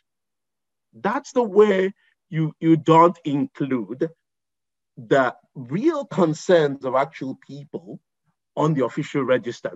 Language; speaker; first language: English; non-native, local second language; Igbo